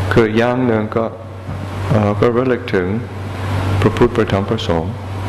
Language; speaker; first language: Thai; non-native, fluent; English